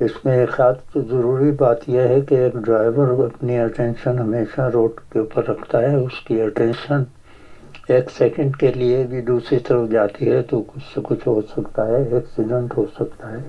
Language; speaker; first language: Urdu; native; Urdu